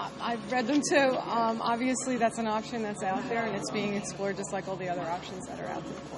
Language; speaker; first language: English; native; English